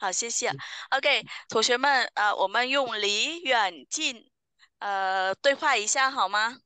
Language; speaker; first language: Chinese; non-native, fluent; Vietnamese